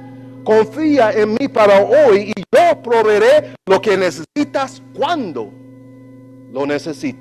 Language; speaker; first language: Spanish; non-native, learner; English